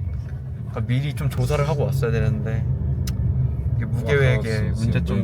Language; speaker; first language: Korean; native; Korean